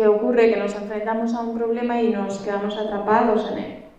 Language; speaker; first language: Spanish; native; Spanish